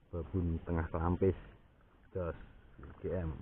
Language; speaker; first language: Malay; non-native, local second language; Javanese